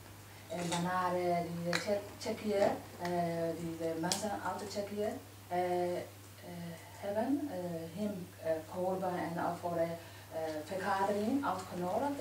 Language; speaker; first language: Dutch; non-native, learner; Burmese